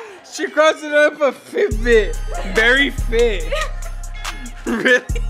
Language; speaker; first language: English; early bilingual, other home language; Spanish